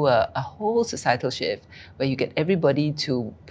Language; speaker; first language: English; native; English